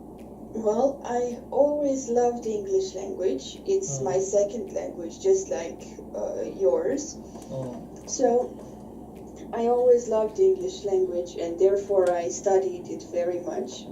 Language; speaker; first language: English; non-native, fluent; Bosnian